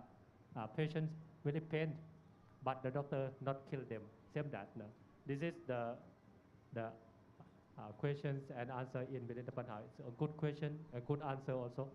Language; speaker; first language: English; non-native, learner; Thai